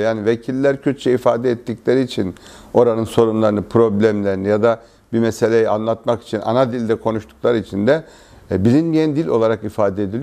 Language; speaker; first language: Turkish; native; Turkish